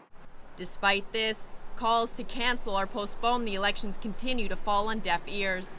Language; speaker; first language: English; native; English